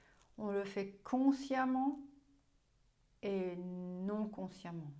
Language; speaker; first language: French; non-native, fluent; German